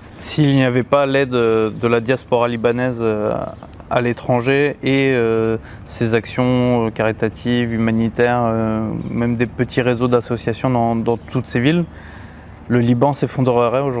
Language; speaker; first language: French; native; French